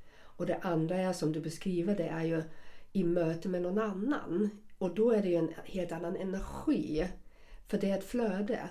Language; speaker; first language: Swedish; non-native, fluent; German